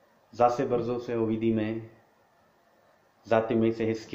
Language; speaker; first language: Czech; non-native, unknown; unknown